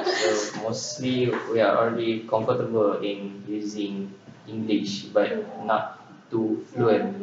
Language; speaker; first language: English; non-native, local second language; Malay